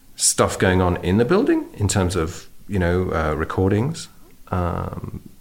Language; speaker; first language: English; native; English